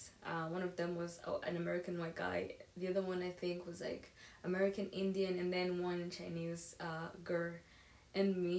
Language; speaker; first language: English; non-native, local second language; Kinyarwanda